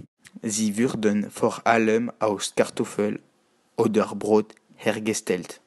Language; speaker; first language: German; non-native, learner; French